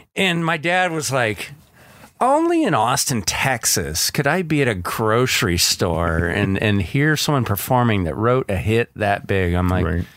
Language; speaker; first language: English; native; English